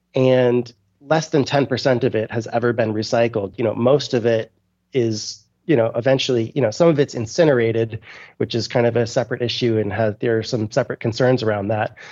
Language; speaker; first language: English; native; English